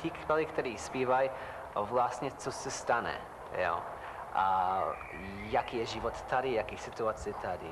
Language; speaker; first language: Czech; non-native, fluent; English